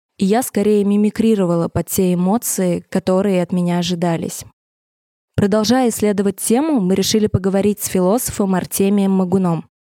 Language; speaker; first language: Russian; native; Russian